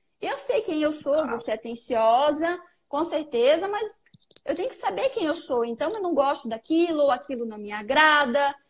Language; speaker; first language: Portuguese; native; Portuguese